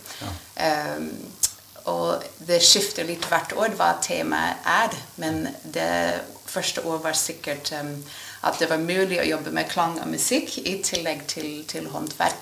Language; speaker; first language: Norwegian; non-native, fluent; English